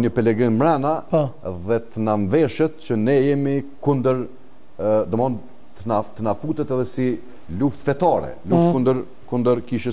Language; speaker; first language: Albanian; native; Albanian